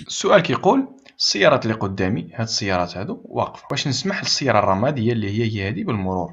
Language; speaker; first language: Arabic; native; Arabic